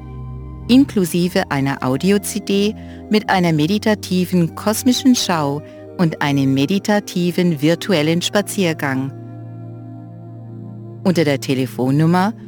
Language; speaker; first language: German; native; German